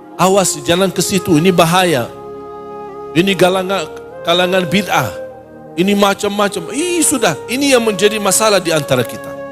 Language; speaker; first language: Malay; non-native, fluent; Arabic